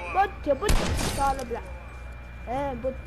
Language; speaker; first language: Arabic; native; Arabic